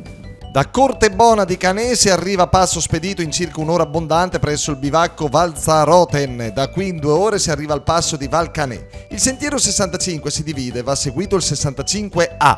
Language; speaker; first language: Italian; native; Italian